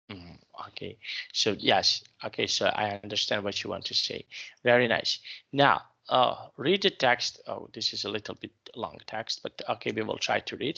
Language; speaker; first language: English; non-native, fluent; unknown